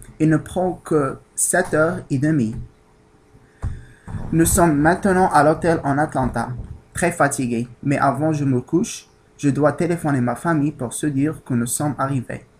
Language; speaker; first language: French; non-native, learner; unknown